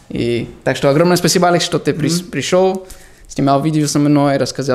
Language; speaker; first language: Russian; non-native, fluent; English